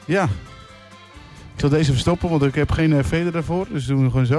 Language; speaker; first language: Dutch; native; Dutch